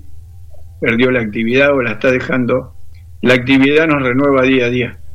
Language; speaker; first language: Spanish; native; Spanish